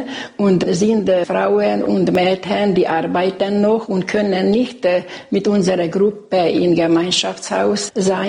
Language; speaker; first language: German; non-native, local second language; Hungarian